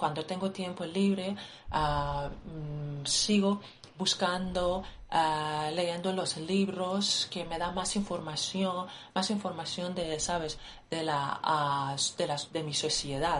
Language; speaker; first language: Spanish; non-native, fluent; Persian